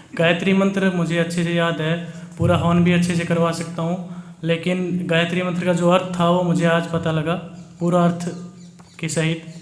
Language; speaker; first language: Hindi; native; Hindi